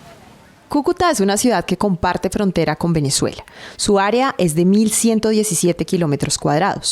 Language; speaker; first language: Spanish; native; Spanish